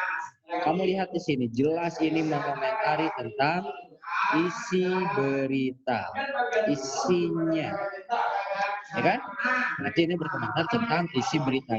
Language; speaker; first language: Indonesian; native; Indonesian